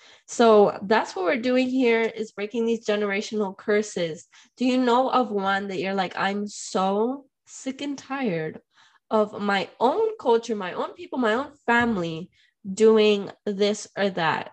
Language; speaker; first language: English; non-native, fluent; Spanish